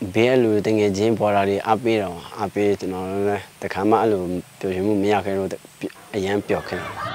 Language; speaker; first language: Burmese; non-native, local second language; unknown